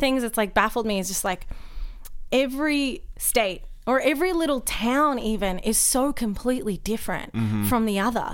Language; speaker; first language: English; native; English